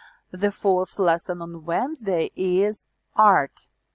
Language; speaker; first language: English; non-native, fluent; Ukrainian